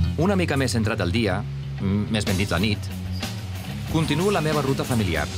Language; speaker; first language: Catalan; non-native, fluent; Icelandic